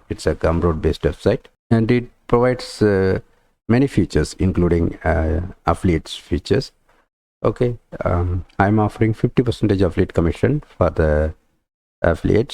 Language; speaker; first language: English; non-native, local second language; Tamil